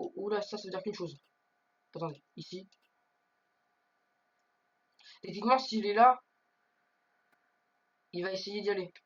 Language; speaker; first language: French; native; French